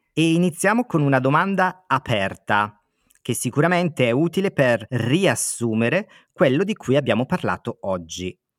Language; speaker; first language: Italian; native; Italian